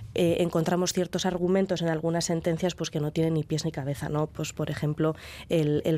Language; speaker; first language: Spanish; non-native, local second language; Basque